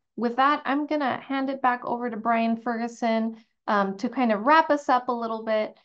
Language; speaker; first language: English; early bilingual, other home language; Spanish